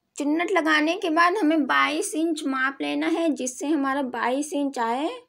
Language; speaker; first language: Hindi; native; Hindi